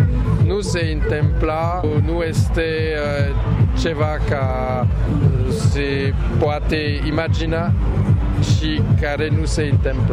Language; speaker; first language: Romanian; non-native, learner; French